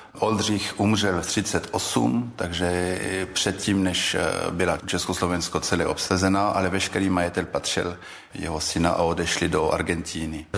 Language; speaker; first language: Czech; early bilingual, heritage; Czech